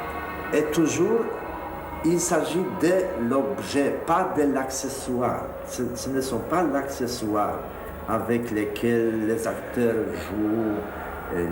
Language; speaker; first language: French; non-native, fluent; Polish